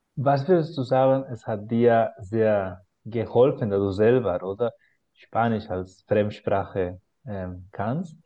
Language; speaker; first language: German; non-native, fluent; Spanish